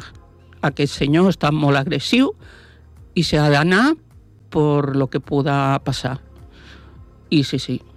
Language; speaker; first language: Catalan; non-native, local second language; Spanish